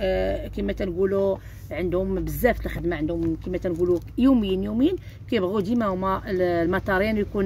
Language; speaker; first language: Arabic; native; Arabic